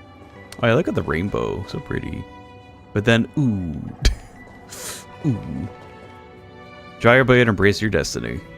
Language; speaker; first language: English; native; English